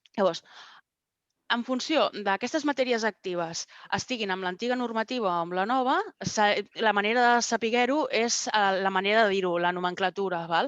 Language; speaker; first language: Catalan; non-native, local second language; Spanish